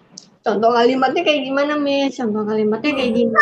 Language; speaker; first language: Indonesian; native; Indonesian